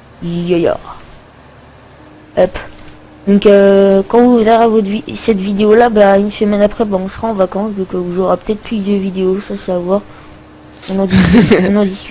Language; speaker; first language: French; native; French